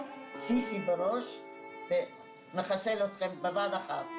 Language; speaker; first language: Hebrew; non-native, fluent; Hungarian